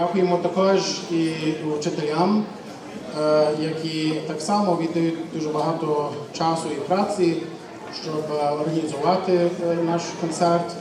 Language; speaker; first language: Ukrainian; early bilingual, heritage; Ukrainian